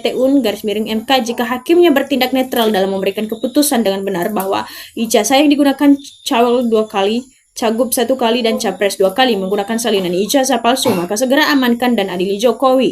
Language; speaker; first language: Indonesian; native; Indonesian